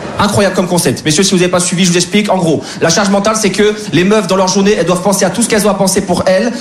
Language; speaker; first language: French; native; French